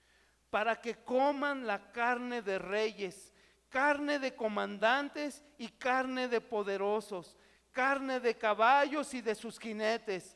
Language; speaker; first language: Spanish; native; Spanish